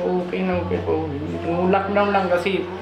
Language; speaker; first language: Filipino; non-native, learner; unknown